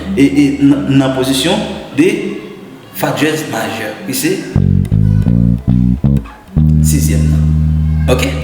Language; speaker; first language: French; non-native, learner; Haitian Creole